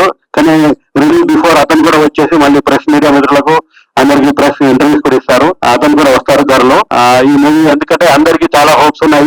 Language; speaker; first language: Telugu; native; Telugu